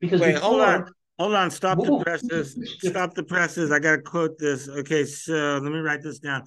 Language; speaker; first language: English; native; English